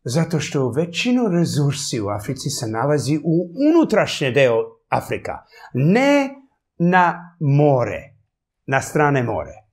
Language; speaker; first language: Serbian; early bilingual, heritage; English